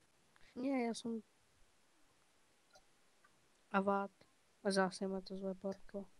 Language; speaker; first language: Czech; non-native, local second language; Slovak